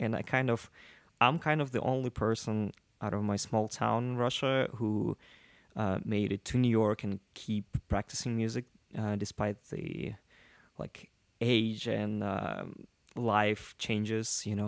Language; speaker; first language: English; non-native, fluent; Russian